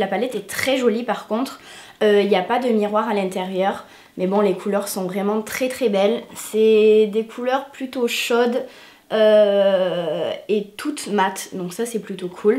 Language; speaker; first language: French; native; French